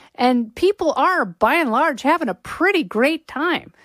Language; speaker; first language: English; native; English